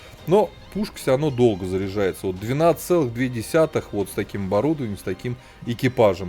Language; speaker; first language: Russian; native; Russian